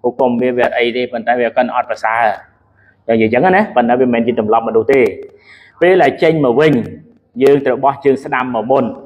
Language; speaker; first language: Khmer; native; Khmer